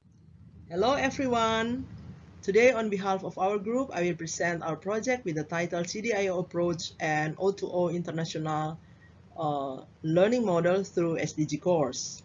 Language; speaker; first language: English; non-native, learner; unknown